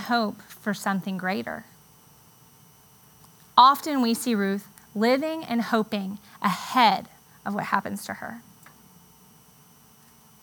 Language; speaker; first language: English; native; English